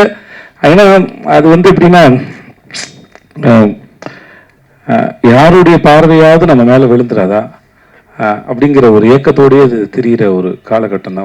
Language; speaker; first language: Tamil; native; Tamil